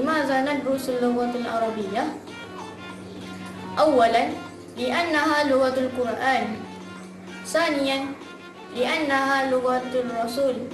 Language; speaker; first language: Arabic; non-native, learner; Malay